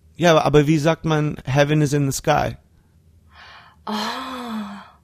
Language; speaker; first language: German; non-native, learner; English